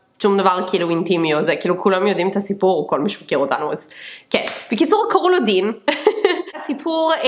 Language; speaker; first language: Hebrew; non-native, fluent; English